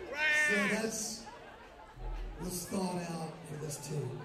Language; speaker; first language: English; native; English